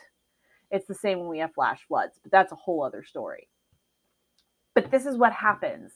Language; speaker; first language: English; native; English